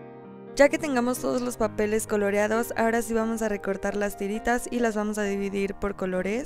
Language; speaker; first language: Spanish; native; Spanish